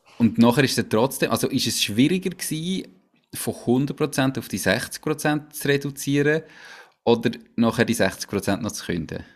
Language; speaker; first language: German; native; German